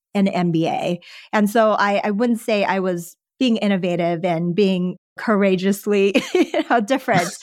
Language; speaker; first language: English; early bilingual, other home language; Chinese